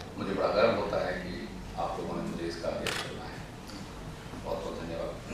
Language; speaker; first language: Hindi; native; Hindi